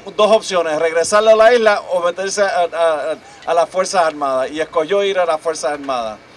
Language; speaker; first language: Spanish; early bilingual, heritage; Spanish